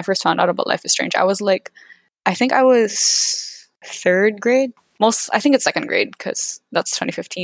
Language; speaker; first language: English; non-native, local second language; Cebuano